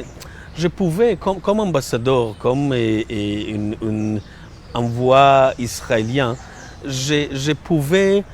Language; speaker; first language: French; non-native, learner; Hebrew